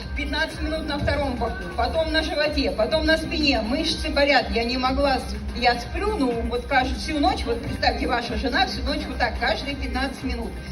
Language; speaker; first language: Russian; native; Russian